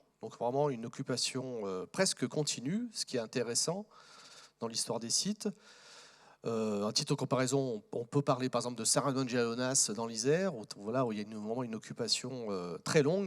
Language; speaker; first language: French; native; French